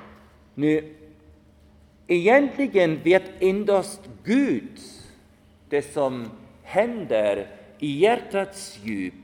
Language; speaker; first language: Swedish; non-native, fluent; German